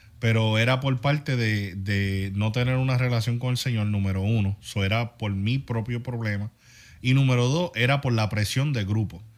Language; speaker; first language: Spanish; early bilingual, heritage; Spanish